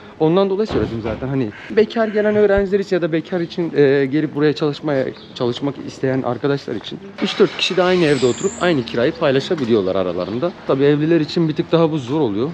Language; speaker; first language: Turkish; native; Turkish